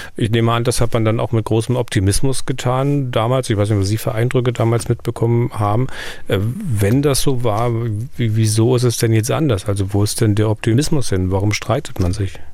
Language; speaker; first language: German; native; German